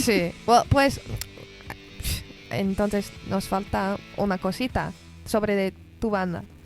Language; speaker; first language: Spanish; non-native, learner; English